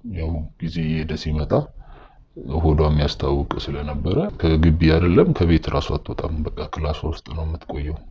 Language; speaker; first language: Amharic; native; Amharic